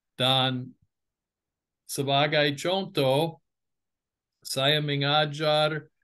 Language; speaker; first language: Indonesian; non-native, fluent; English